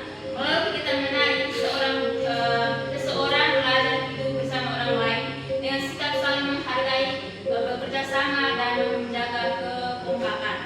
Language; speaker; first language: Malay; non-native, local second language; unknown